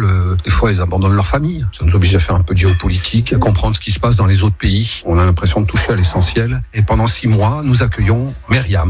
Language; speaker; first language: French; native; French